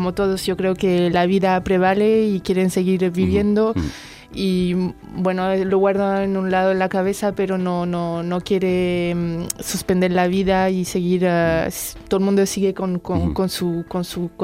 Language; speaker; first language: Spanish; non-native, fluent; French